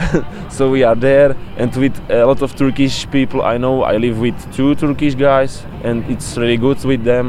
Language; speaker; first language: English; non-native, learner; Czech